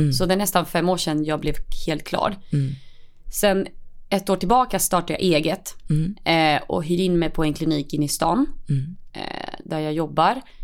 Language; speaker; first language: Swedish; early bilingual, other home language; Spanish